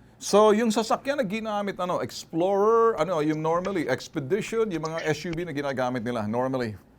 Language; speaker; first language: Filipino; native; Filipino